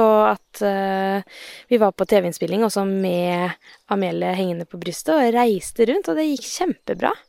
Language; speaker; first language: Norwegian; native; Norwegian